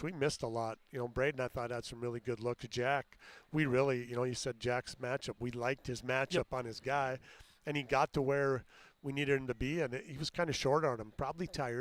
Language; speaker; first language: English; native; English